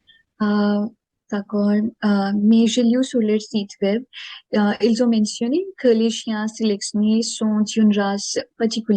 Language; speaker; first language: French; non-native, learner; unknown